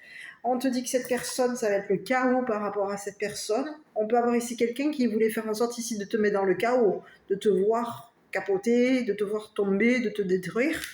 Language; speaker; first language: French; native; French